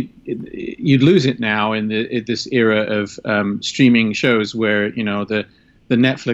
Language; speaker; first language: English; native; English